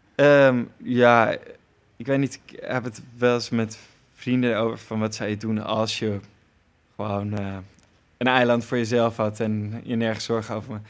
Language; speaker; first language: Dutch; native; Dutch